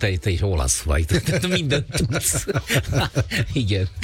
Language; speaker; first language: Hungarian; non-native, fluent; Italian